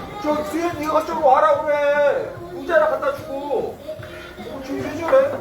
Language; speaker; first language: Korean; native; Korean